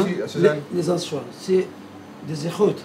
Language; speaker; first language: Dutch; non-native, learner; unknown